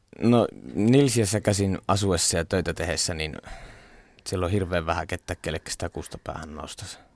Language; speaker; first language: Finnish; native; Finnish